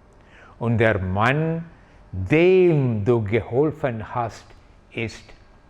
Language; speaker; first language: German; non-native, fluent; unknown